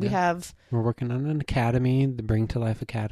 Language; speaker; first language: English; native; English